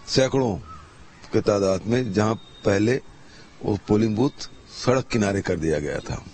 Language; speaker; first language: Hindi; native; Hindi